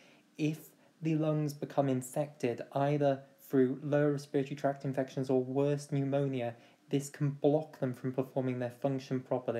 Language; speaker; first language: English; native; English